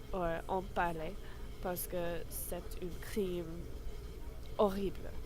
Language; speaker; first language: French; non-native, learner; English